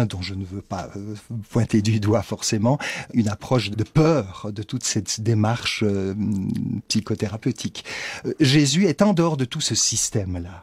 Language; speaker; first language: French; native; French